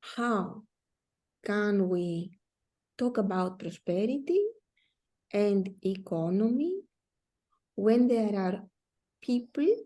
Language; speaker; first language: English; non-native, fluent; Greek